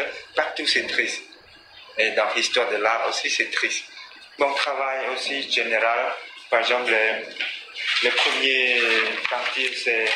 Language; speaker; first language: French; non-native, learner; Khmer